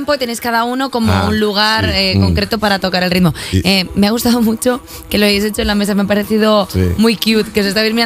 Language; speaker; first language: Spanish; native; Spanish